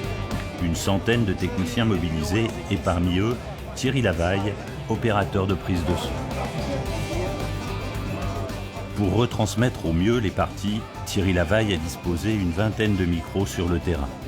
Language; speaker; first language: French; native; French